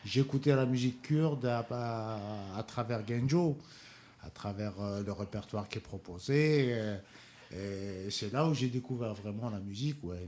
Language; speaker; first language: French; non-native, local second language; Kabyle